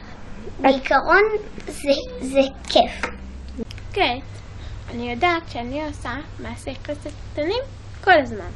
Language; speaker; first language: Hebrew; early bilingual, other home language; English